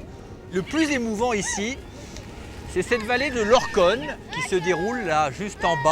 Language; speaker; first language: French; native; French